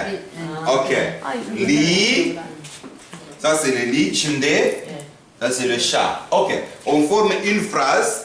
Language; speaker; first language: French; non-native, fluent; Korean